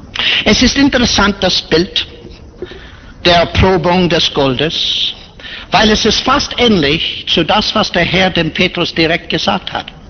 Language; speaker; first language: German; non-native, fluent; English